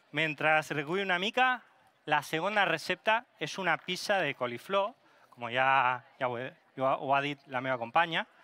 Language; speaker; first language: Catalan; non-native, local second language; Spanish